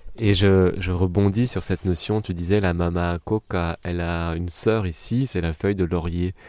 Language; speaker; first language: French; native; French